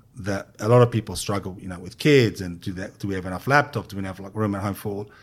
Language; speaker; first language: English; non-native, fluent; Hebrew